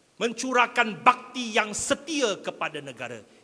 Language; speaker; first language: Malay; non-native, local second language; Chinese